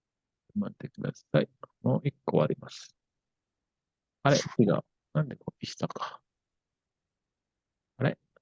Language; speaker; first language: Japanese; non-native, fluent; Indonesian